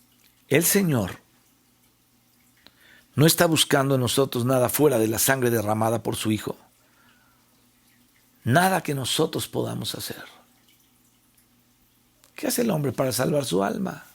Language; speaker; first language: Spanish; native; Spanish